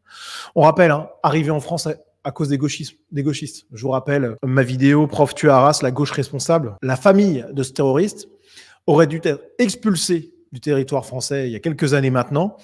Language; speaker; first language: French; native; French